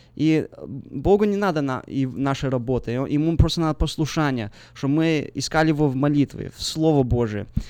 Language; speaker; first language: Russian; early bilingual, heritage; Russian